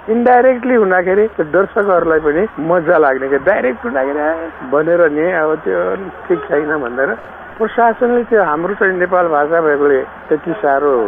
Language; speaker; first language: Nepali; non-native, local second language; Newari